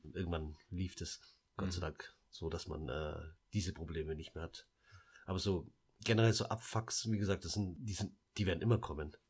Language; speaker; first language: German; early bilingual, other home language; Lao